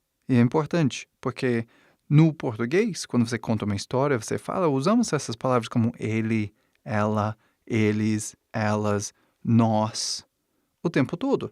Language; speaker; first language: Portuguese; non-native, fluent; English